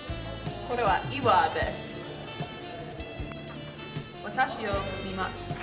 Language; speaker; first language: Japanese; non-native, learner; English